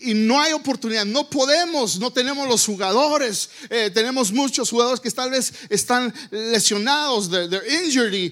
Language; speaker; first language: Spanish; early bilingual, heritage; Spanish